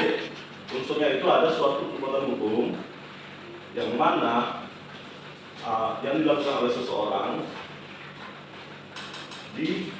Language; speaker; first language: Indonesian; native; Indonesian